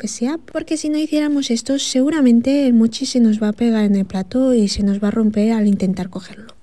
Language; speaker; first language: Spanish; native; Spanish